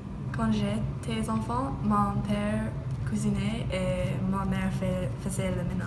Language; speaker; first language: French; non-native, learner; English